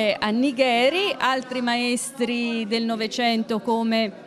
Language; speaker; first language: Italian; native; Italian